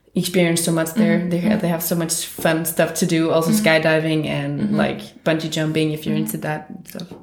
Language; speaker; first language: English; non-native, fluent; Danish